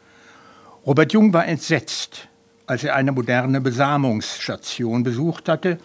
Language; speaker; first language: German; native; German